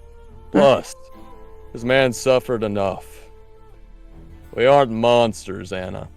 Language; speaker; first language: English; native; English